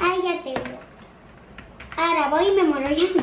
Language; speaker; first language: Spanish; native; Spanish